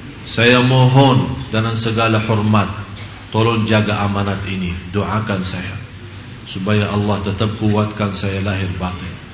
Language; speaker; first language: Indonesian; non-native, fluent; Arabic